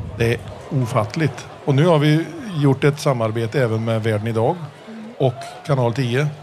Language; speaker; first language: Swedish; early bilingual, heritage; Swedish